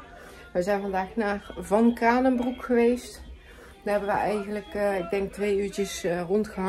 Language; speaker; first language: Dutch; native; Dutch